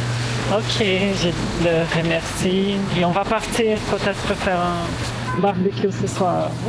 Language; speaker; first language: French; early bilingual, heritage; Portuguese